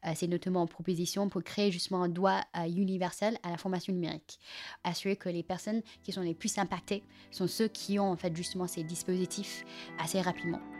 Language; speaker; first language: French; non-native, fluent; Chinese